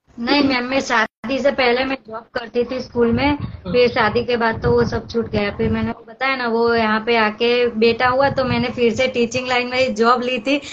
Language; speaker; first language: Hindi; non-native, local second language; Gujarati